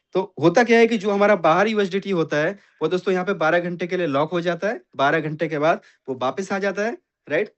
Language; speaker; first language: Hindi; native; Hindi